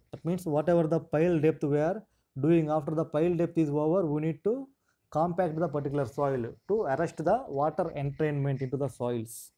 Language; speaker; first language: English; non-native, local second language; Telugu